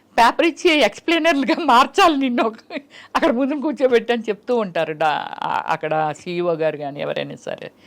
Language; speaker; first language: Telugu; native; Telugu